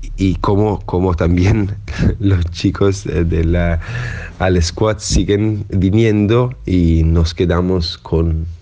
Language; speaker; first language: Spanish; non-native, fluent; Italian